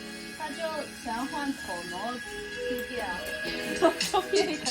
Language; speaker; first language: Chinese; early bilingual, heritage; Chinese